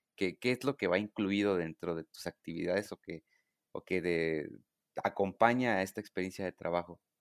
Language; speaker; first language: Spanish; native; Spanish